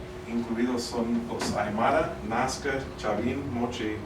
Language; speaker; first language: Spanish; non-native, fluent; English